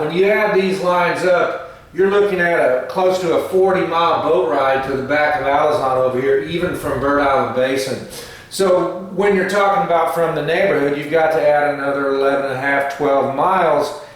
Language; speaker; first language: English; native; English